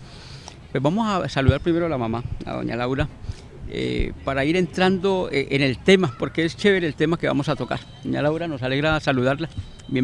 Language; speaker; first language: Spanish; native; Spanish